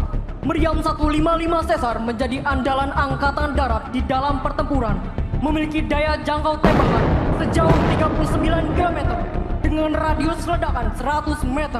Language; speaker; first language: Indonesian; native; Indonesian